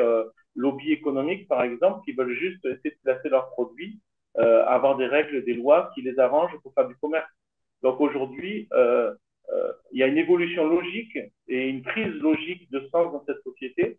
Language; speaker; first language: French; native; French